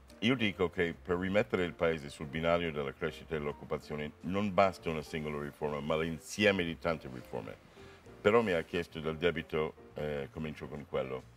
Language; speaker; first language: Italian; non-native, fluent; English